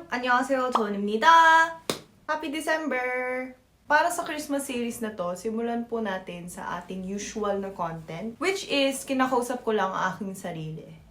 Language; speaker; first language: Filipino; native; Filipino